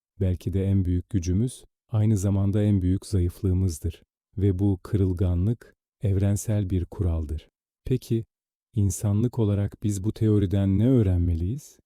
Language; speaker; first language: Turkish; native; Turkish